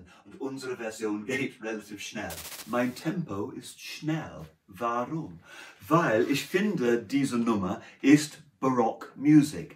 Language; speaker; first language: German; non-native, fluent; English